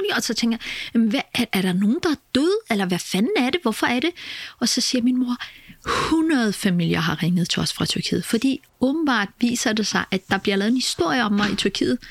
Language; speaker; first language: Danish; early bilingual, other home language; Kurdish